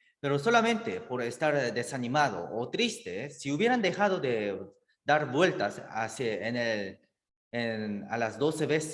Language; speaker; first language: Spanish; native; Spanish